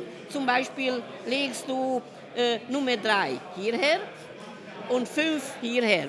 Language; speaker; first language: German; non-native, fluent; Hungarian